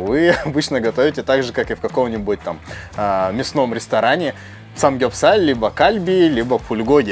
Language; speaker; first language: Russian; native; Russian